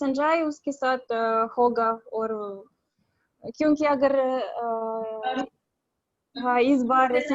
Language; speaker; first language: Hindi; non-native, learner; Russian